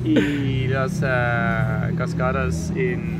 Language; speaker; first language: Spanish; non-native, learner; German